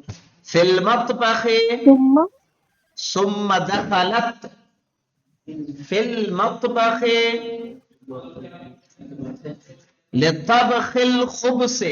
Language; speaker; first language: Arabic; non-native, fluent; Urdu